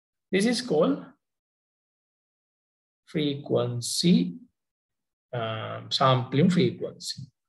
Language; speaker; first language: English; non-native, local second language; Sinhala